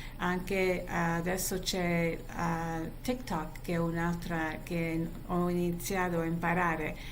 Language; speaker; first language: Italian; early bilingual, heritage; Italian